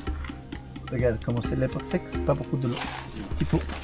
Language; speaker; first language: French; non-native, learner; Spanish